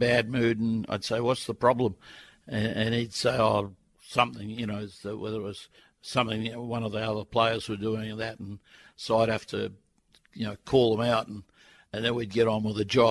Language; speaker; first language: English; native; English